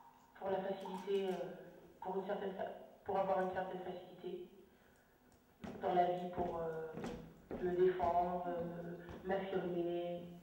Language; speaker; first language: French; native; French